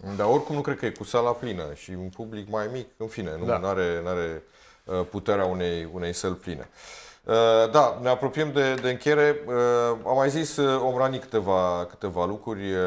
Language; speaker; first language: Romanian; native; Romanian